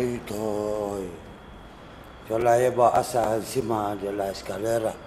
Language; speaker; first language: Spanish; non-native, learner; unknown